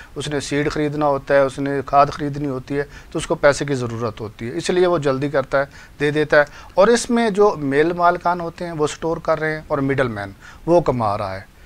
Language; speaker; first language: Urdu; non-native, local second language; Punjabi